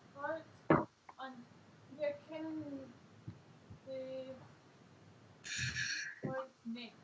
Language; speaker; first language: German; non-native, learner; English